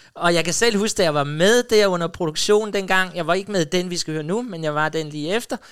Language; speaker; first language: Danish; native; Danish